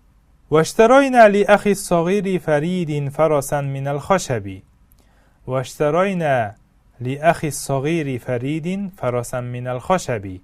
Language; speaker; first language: Arabic; non-native, fluent; Uzbek